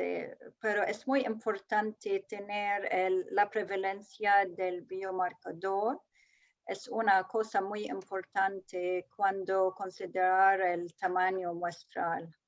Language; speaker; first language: Spanish; non-native, learner; English